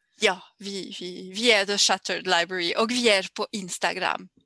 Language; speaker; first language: Swedish; non-native, fluent; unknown